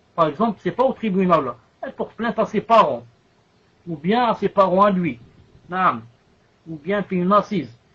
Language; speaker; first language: French; non-native, local second language; Arabic